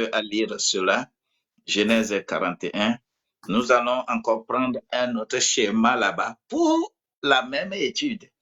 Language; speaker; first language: French; non-native, local second language; Ewe